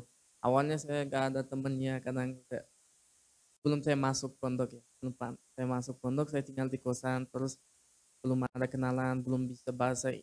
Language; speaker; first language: Indonesian; non-native, fluent; Uzbek